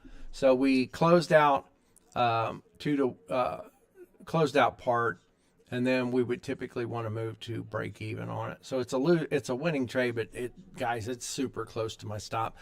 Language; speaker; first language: English; native; English